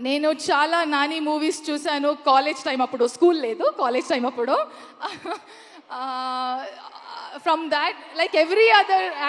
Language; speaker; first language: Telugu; non-native, learner; Kannada